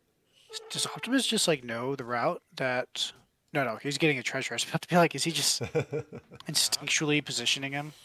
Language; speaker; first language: English; native; English